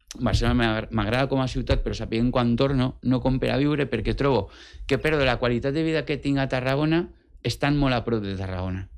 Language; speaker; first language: Catalan; native; Catalan